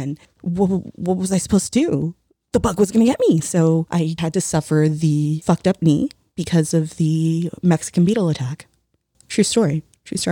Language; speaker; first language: English; early bilingual, other home language; Spanish